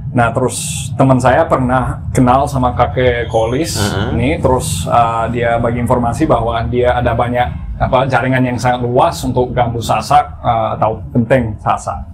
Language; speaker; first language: Indonesian; non-native, fluent; English